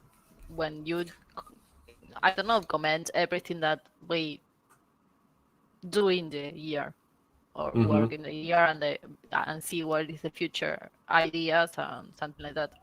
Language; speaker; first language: English; non-native, learner; Spanish